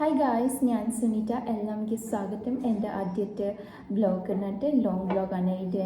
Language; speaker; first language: Malayalam; non-native, learner; Bodo